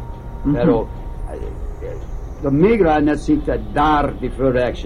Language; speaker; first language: Spanish; non-native, learner; English